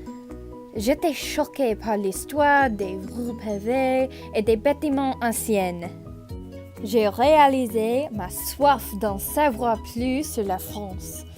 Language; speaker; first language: French; non-native, fluent; English